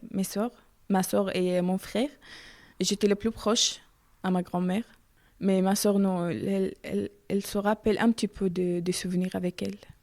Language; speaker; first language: French; non-native, learner; Arabic